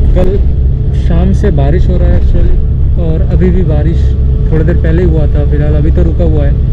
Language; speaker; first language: Hindi; non-native, local second language; Bangla